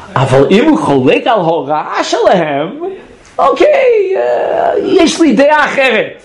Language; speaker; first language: Hebrew; non-native, fluent; English